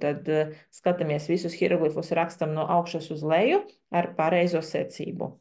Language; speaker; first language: Latvian; non-native, fluent; Chinese